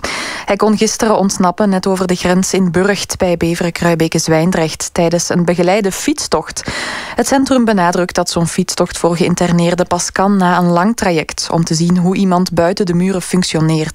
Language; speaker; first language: Dutch; native; Dutch